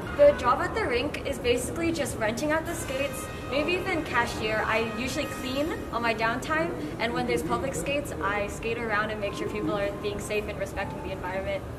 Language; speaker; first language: English; native; English